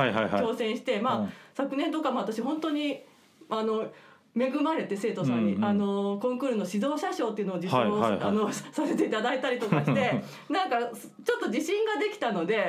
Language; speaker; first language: Japanese; native; Japanese